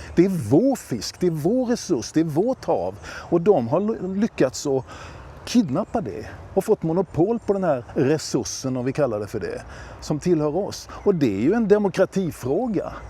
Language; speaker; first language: Swedish; native; Swedish